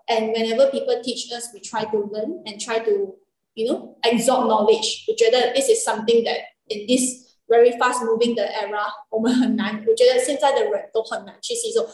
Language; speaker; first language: English; non-native, local second language; Chinese